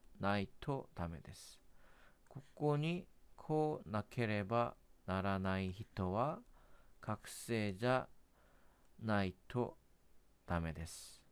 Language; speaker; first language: Japanese; non-native, learner; Korean